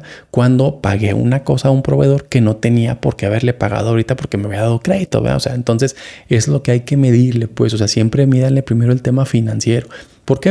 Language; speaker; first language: Spanish; native; Spanish